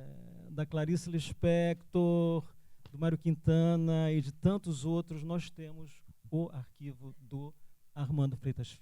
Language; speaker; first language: Portuguese; native; Portuguese